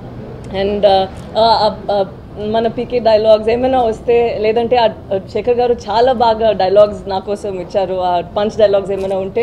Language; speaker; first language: Telugu; non-native, learner; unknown